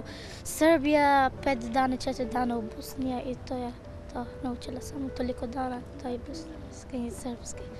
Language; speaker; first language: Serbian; non-native, learner; Persian